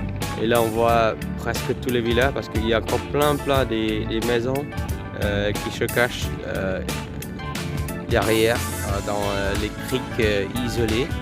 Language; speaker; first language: French; non-native, fluent; Vietnamese